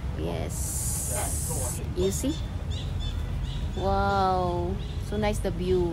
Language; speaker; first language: English; non-native, local second language; Filipino